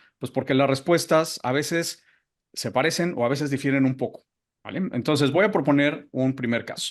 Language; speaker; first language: Spanish; native; Spanish